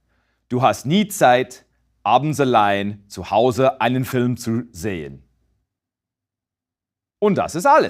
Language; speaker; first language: German; non-native, fluent; English